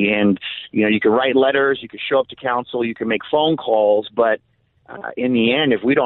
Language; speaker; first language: English; native; English